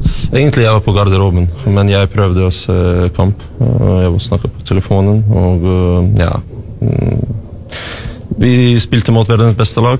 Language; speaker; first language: Norwegian; non-native, learner; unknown